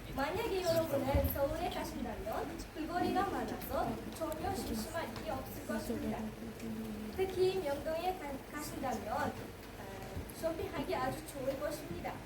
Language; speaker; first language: Korean; non-native, learner; Uzbek